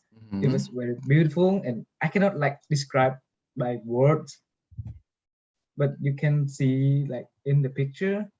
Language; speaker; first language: English; non-native, fluent; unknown